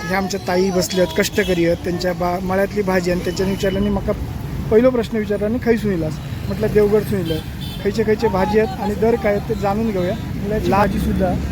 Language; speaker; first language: Marathi; native; Marathi